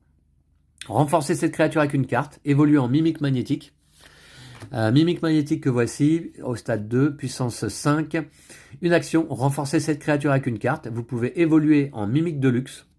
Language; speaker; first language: French; native; French